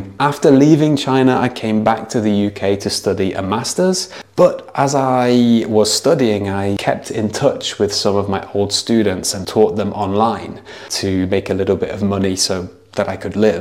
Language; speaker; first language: English; native; English